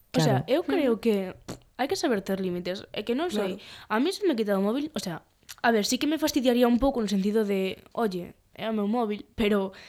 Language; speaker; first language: Galician; non-native, local second language; Spanish